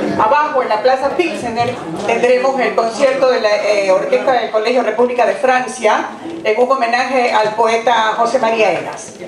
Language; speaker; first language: Spanish; native; Spanish